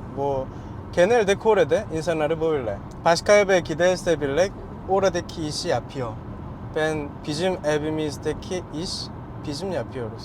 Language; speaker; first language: Turkish; non-native, learner; Korean